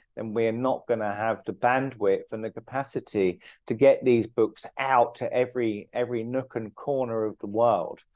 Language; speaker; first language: English; native; English